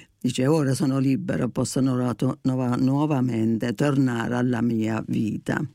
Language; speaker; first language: Italian; early bilingual, heritage; Italian